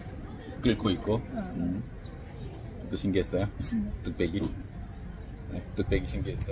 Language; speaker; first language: Korean; native; Korean